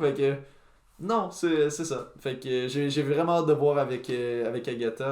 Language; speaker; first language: French; native; French